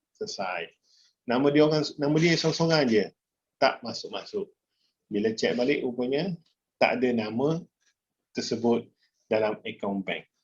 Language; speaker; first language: Malay; native; Malay